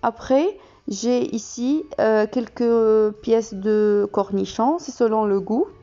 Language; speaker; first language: French; non-native, local second language; Arabic